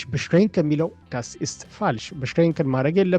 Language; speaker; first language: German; non-native, fluent; Amharic